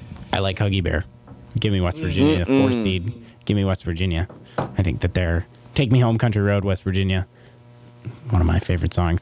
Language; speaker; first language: English; native; English